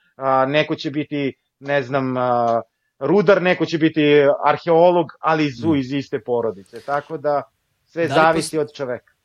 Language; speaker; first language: Serbian; native; Serbian